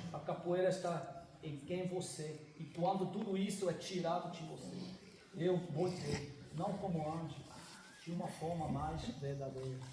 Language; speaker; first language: Portuguese; non-native, fluent; German